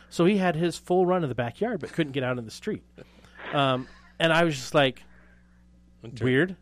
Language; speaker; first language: English; native; English